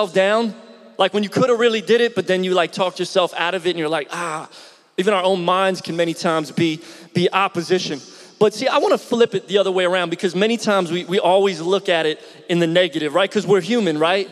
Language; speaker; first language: English; native; English